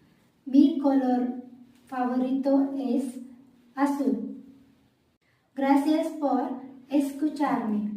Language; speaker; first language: Spanish; non-native, learner; Marathi